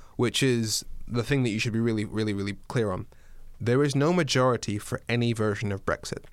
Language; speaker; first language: English; native; English